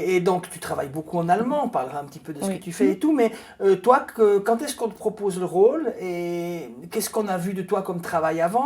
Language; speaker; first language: French; native; French